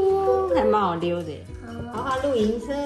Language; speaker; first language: Chinese; native; Chinese